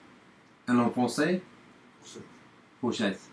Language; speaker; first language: French; non-native, learner; English